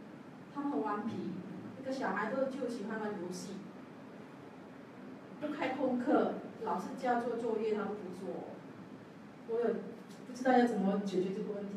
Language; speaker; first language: Chinese; non-native, learner; Javanese